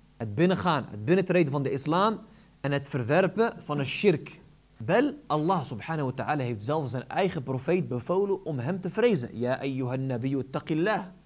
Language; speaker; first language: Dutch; early bilingual, other home language; Arabic